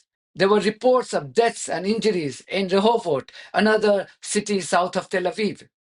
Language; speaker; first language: English; non-native, local second language; Hindi